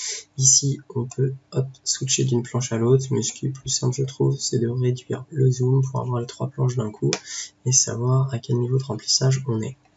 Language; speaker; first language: French; native; French